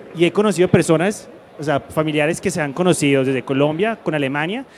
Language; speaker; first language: Spanish; early bilingual, heritage; Spanish